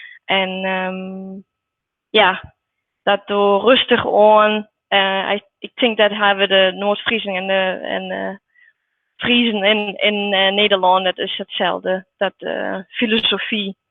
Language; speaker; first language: Dutch; non-native, learner; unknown